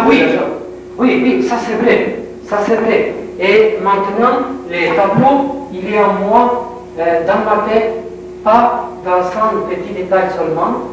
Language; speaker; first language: French; non-native, learner; Spanish